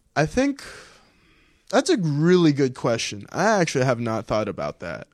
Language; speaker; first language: English; early bilingual, other home language; Filipino